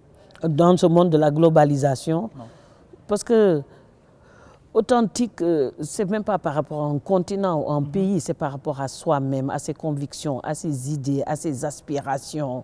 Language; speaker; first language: French; non-native, local second language; Wolof